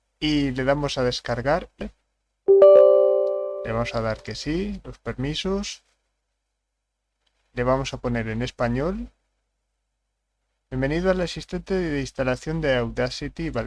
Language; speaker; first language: Spanish; native; Spanish